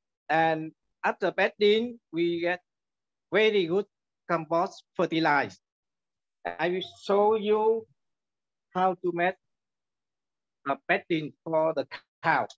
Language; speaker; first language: English; non-native, learner; Vietnamese